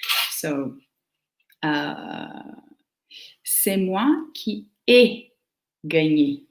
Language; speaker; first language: French; non-native, fluent; Portuguese